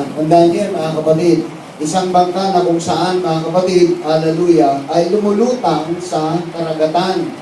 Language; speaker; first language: Filipino; non-native, local second language; Cebuano